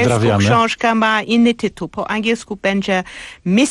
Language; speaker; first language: Polish; non-native, fluent; English